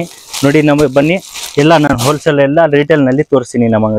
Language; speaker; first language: Kannada; non-native, local second language; Urdu